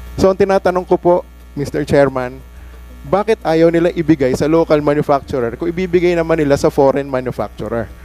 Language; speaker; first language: Filipino; native; Filipino